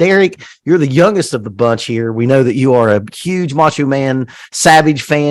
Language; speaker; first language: English; native; English